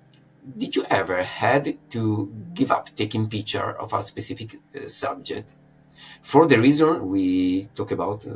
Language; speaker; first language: English; non-native, fluent; Italian